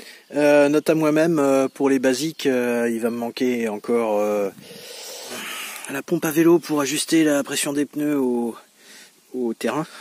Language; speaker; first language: French; native; French